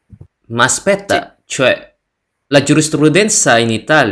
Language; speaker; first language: Italian; non-native, learner; Indonesian